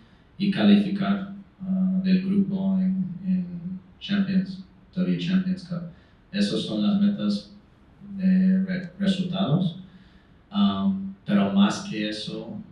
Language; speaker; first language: Spanish; non-native, fluent; English